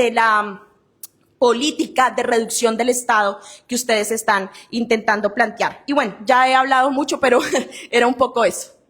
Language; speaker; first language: Spanish; native; Spanish